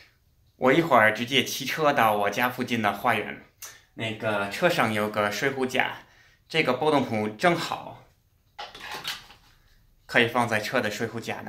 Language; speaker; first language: Chinese; non-native, fluent; English